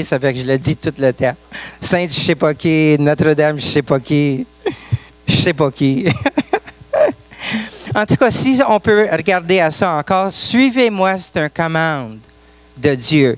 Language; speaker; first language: French; non-native, local second language; English